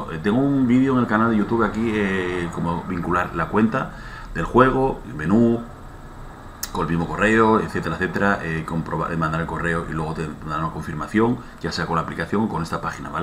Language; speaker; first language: Spanish; native; Spanish